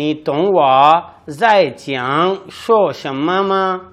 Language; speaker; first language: Chinese; non-native, learner; Urdu